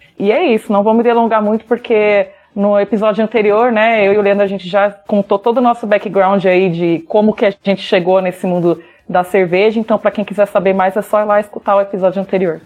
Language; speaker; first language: Portuguese; native; Portuguese